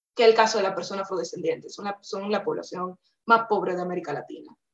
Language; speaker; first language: Spanish; native; Spanish